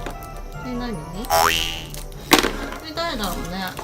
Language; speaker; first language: Japanese; native; Japanese